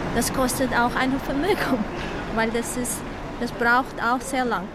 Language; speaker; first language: German; non-native, learner; Portuguese